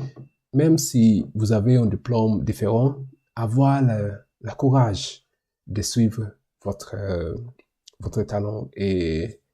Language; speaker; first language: French; non-native, learner; English